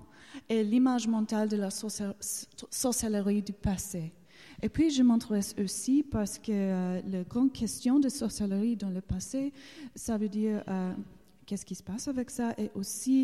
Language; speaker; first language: French; non-native, learner; English